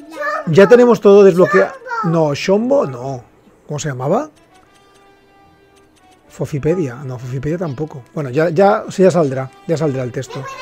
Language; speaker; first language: Spanish; native; Spanish